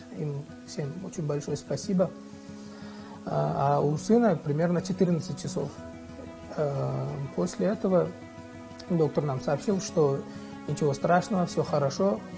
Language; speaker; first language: Russian; non-native, fluent; Uzbek